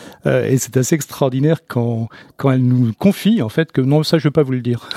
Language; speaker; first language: French; native; French